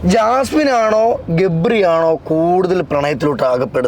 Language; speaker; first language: Malayalam; native; Malayalam